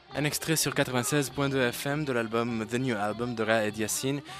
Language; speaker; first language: French; non-native, local second language; Arabic